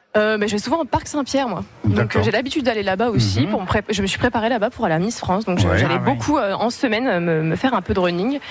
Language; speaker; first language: French; native; French